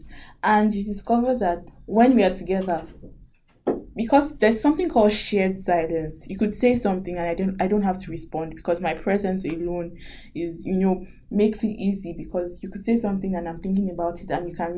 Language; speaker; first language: English; non-native, local second language; Yoruba